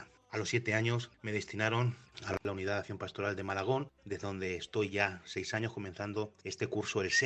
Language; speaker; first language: Spanish; native; Spanish